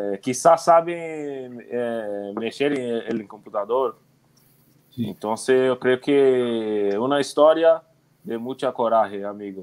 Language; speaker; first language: Spanish; non-native, learner; Portuguese